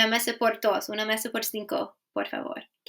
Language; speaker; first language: Spanish; non-native, fluent; English